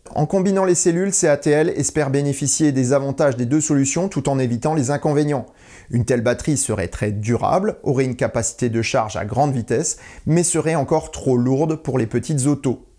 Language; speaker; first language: French; native; French